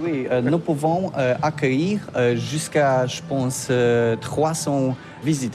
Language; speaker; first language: French; non-native, learner; Polish